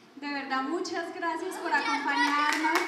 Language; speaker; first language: Spanish; native; Spanish